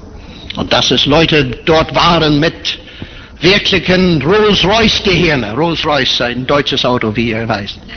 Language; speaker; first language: German; non-native, fluent; English